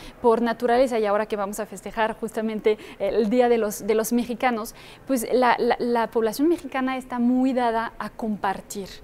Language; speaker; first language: Spanish; non-native, fluent; French